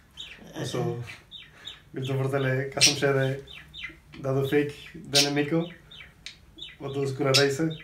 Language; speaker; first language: Norwegian; non-native, fluent; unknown